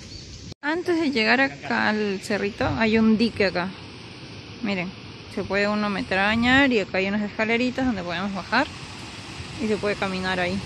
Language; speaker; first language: Spanish; native; Spanish